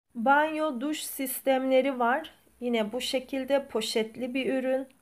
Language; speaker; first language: Turkish; native; Turkish